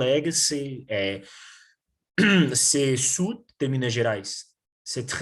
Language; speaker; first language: French; non-native, learner; Portuguese